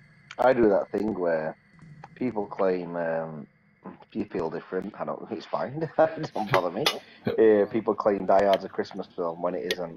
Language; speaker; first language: English; native; English